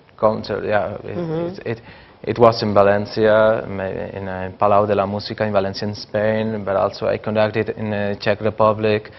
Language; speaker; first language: English; non-native, learner; Spanish